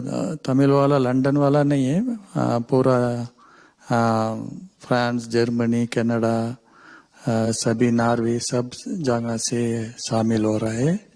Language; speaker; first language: Hindi; non-native, learner; Tamil